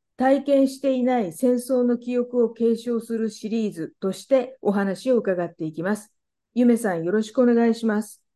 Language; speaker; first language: Japanese; native; Japanese